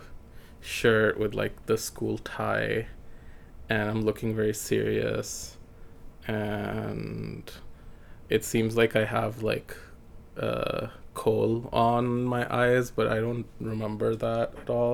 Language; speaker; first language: English; native; English